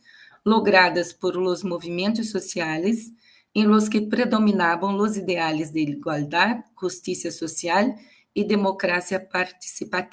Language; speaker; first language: Spanish; non-native, learner; Portuguese